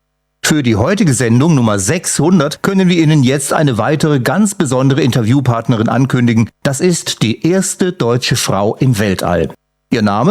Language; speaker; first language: German; native; German